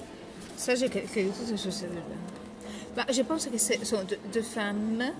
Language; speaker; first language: French; non-native, learner; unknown